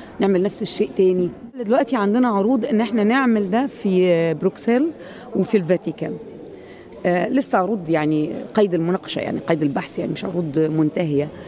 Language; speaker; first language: Arabic; native; Arabic